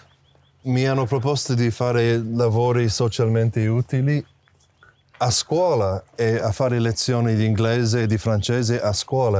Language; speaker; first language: Italian; non-native, fluent; English